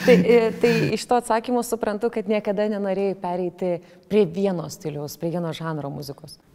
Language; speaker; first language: Lithuanian; native; Lithuanian